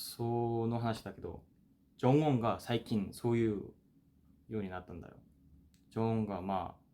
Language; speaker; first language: Japanese; non-native, fluent; Korean